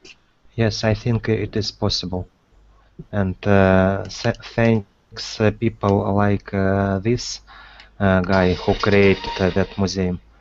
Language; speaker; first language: English; non-native, learner; Russian